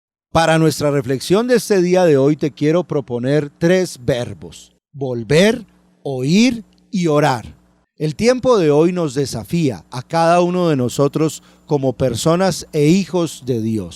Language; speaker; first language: Spanish; native; Spanish